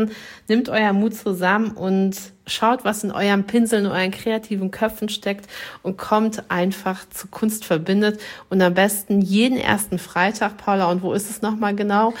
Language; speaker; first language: German; native; German